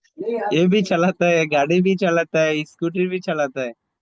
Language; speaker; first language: Hindi; non-native, learner; Bangla